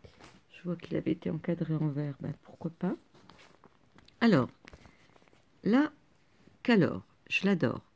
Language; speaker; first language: French; native; French